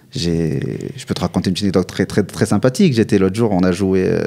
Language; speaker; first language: French; native; French